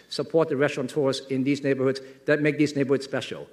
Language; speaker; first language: English; non-native, local second language; Cantonese